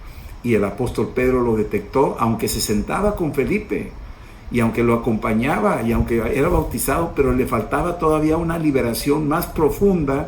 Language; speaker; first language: Spanish; native; Spanish